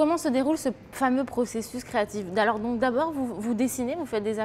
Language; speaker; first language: French; native; French